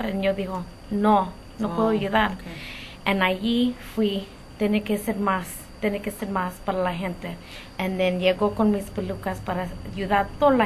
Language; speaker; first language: Spanish; early bilingual, heritage; Spanish